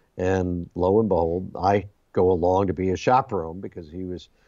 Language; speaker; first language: English; native; English